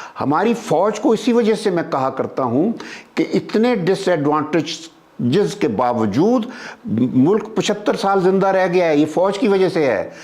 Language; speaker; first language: Urdu; native; Urdu